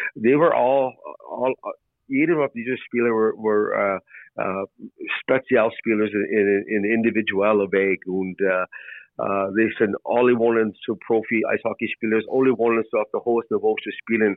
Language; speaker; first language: German; non-native, learner; English